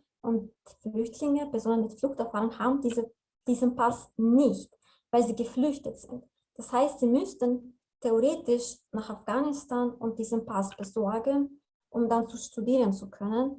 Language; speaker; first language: German; non-native, fluent; Slovenian